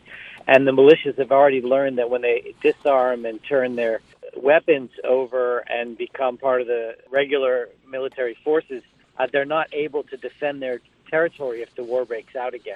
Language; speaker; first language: English; native; English